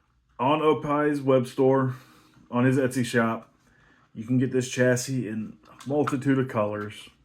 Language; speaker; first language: English; native; English